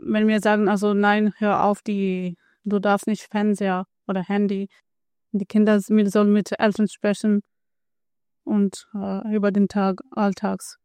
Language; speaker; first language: German; non-native, learner; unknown